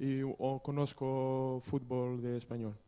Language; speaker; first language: Spanish; non-native, learner; Serbian